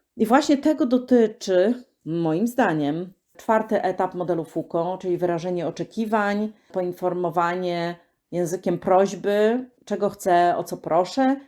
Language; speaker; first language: Polish; native; Polish